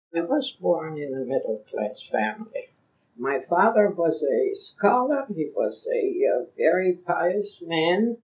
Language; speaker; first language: English; non-native, fluent; Yiddish